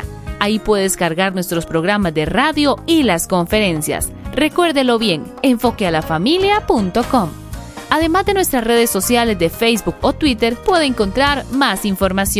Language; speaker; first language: Spanish; native; Spanish